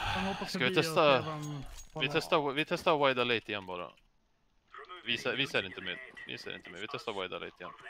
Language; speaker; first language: Swedish; native; Swedish